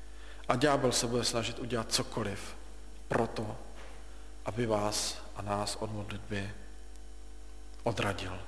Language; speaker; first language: Czech; native; Czech